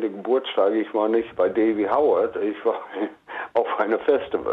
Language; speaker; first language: German; non-native, fluent; English